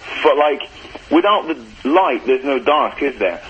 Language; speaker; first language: English; early bilingual, other home language; Persian